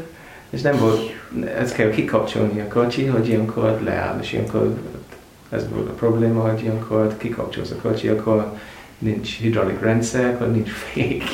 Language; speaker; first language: Hungarian; non-native, fluent; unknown